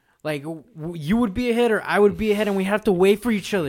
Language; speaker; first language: English; early bilingual, other home language; Spanish